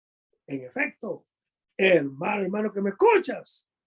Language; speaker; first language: Spanish; native; Spanish